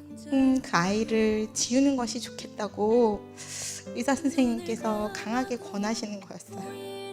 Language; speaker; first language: Korean; native; Korean